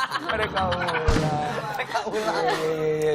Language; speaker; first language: Indonesian; native; Indonesian